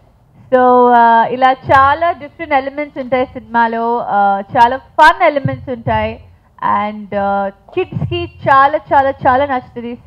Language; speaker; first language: Telugu; non-native, fluent; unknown